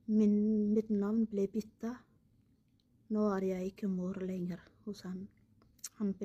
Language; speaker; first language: Norwegian; non-native, learner; Somali